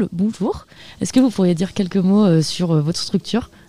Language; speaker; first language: French; native; French